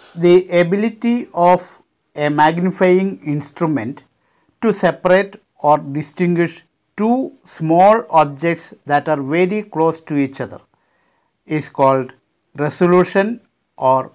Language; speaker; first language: English; non-native, local second language; Malayalam